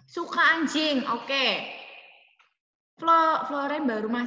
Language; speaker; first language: Indonesian; native; Indonesian